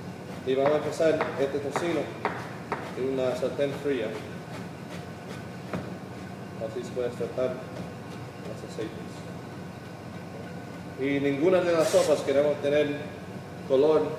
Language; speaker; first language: Spanish; early bilingual, heritage; Spanish